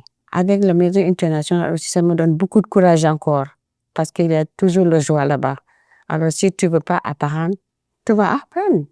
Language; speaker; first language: French; non-native, fluent; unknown